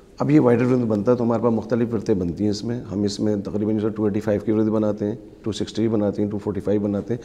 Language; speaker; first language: Urdu; native; Urdu